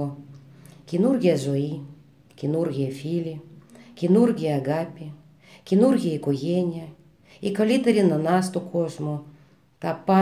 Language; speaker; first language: Greek; non-native, fluent; Russian